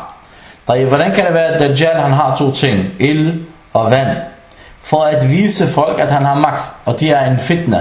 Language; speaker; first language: Danish; early bilingual, other home language; Arabic